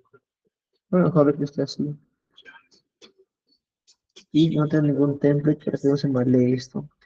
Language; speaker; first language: Spanish; native; Spanish